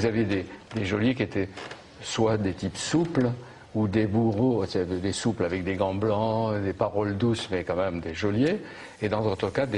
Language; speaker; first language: French; native; French